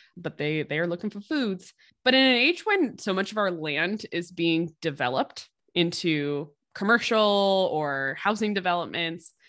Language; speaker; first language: English; native; English